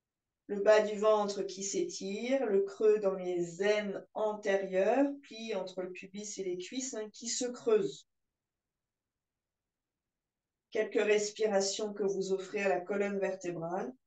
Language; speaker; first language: French; native; French